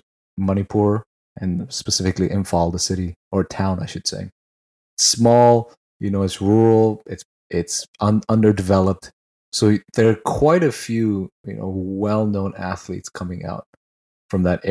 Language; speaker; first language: English; non-native, local second language; Tangkhul Naga (India)